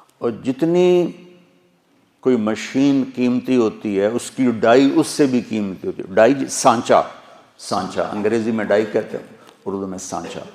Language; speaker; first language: Urdu; non-native, local second language; Punjabi